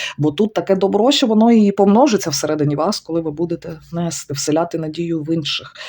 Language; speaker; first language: Ukrainian; non-native, local second language; Russian